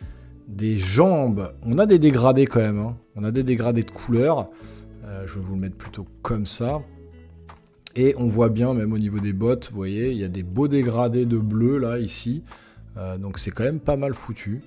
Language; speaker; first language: French; native; French